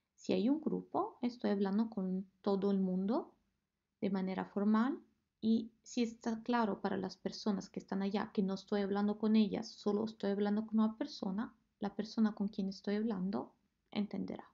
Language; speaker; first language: Spanish; non-native, fluent; Italian